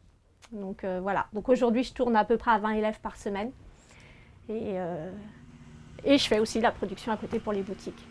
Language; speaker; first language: French; native; French